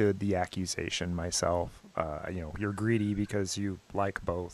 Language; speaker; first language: English; native; English